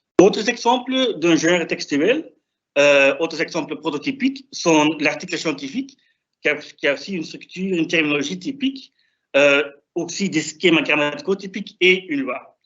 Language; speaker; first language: French; non-native, fluent; German